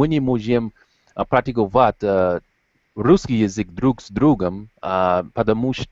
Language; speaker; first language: Russian; non-native, learner; English